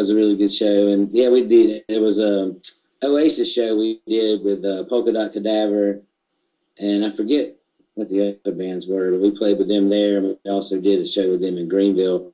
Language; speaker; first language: English; native; English